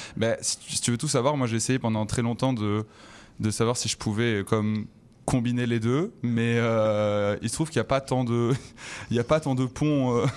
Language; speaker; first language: French; native; French